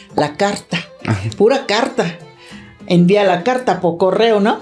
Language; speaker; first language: Spanish; non-native, learner; Thai